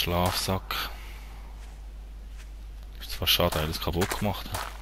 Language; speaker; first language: German; native; German